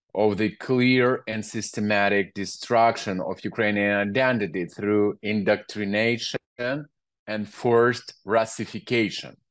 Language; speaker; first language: English; non-native, learner; Ukrainian